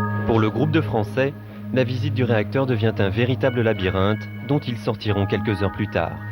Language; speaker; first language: French; native; French